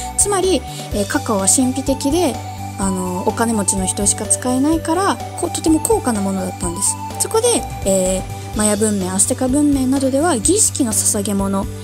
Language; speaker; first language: Japanese; native; Japanese